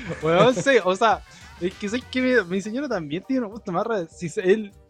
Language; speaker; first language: Spanish; native; Spanish